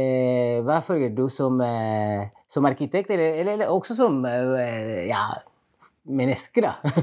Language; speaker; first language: Norwegian; non-native, fluent; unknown